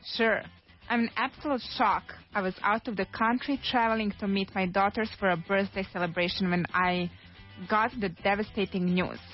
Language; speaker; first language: English; non-native, fluent; Serbian